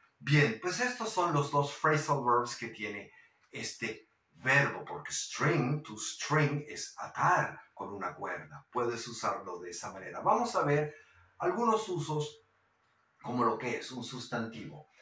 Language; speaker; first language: Spanish; native; Spanish